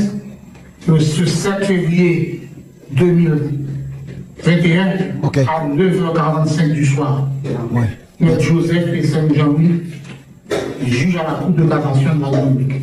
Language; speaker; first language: French; non-native, local second language; Haitian Creole